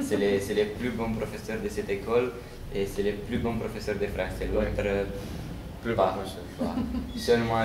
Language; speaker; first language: French; non-native, learner; Romanian